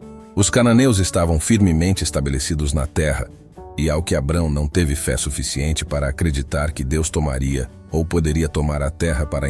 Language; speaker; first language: Portuguese; native; Portuguese